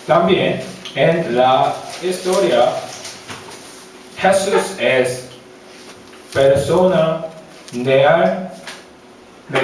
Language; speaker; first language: Spanish; non-native, learner; Korean